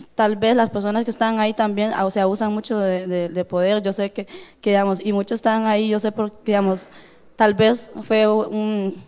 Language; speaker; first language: Spanish; non-native, local second language; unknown